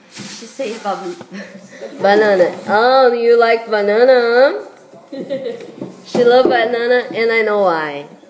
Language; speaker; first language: English; non-native, learner; Portuguese